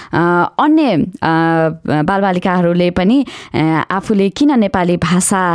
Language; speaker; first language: Nepali; native; Nepali